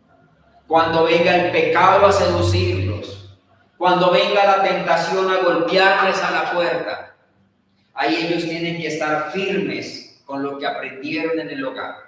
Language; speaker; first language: Spanish; native; Spanish